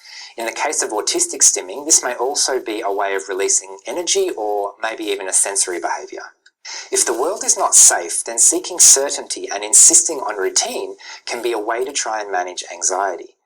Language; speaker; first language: English; native; English